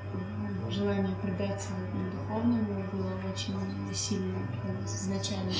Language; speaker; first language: Russian; native; Russian